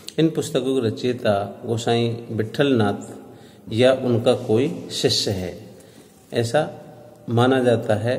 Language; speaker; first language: Hindi; native; Hindi